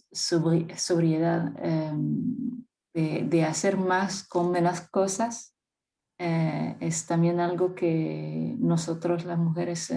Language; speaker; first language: Spanish; non-native, fluent; French